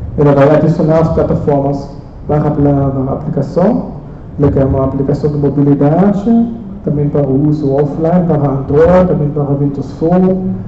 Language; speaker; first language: Portuguese; non-native, fluent; German